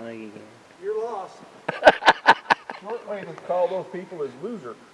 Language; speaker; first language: English; native; English